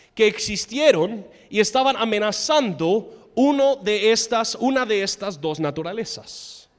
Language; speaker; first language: Spanish; non-native, fluent; English